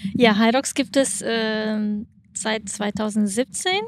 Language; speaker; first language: German; non-native, fluent; Lithuanian